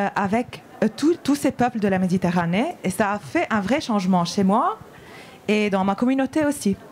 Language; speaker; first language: French; non-native, local second language; Arabic